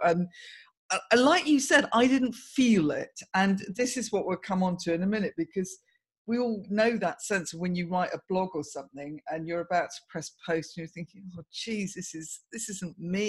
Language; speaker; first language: English; native; English